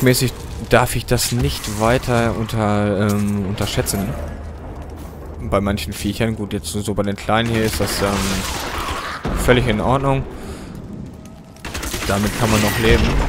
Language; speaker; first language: German; native; German